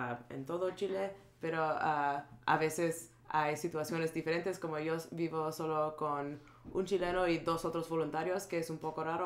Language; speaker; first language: Spanish; non-native, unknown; English